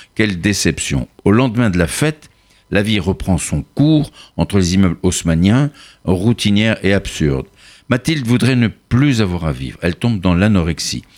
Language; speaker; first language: French; native; French